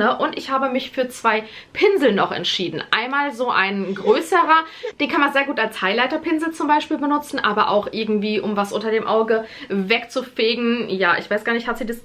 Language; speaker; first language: German; native; German